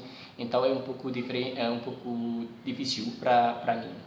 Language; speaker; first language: Portuguese; non-native, learner; Indonesian